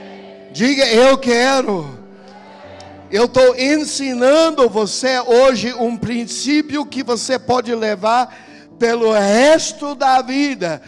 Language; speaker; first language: Portuguese; non-native, fluent; English